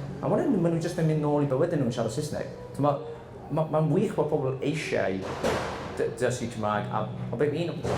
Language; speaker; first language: Welsh; non-native, local second language; English